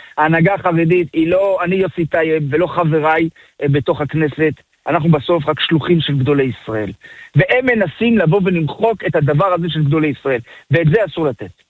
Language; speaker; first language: Hebrew; early bilingual, other home language; French